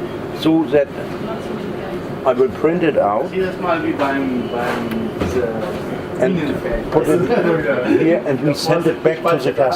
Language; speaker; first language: English; non-native, learner; German